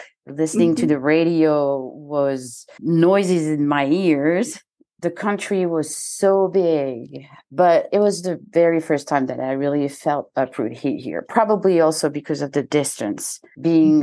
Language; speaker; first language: English; non-native, fluent; French